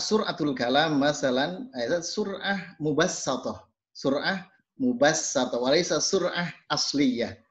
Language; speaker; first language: Arabic; non-native, fluent; Indonesian